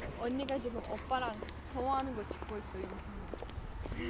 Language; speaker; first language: Korean; non-native, learner; Turkish